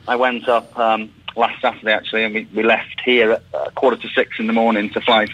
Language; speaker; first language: English; native; English